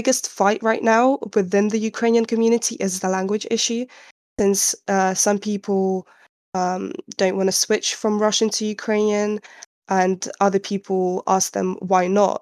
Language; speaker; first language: English; non-native, fluent; Ukrainian